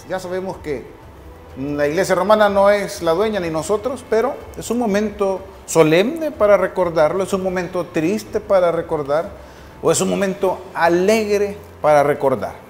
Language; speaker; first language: Spanish; native; Spanish